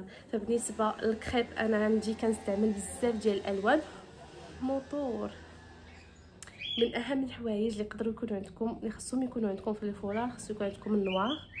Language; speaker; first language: Arabic; native; Arabic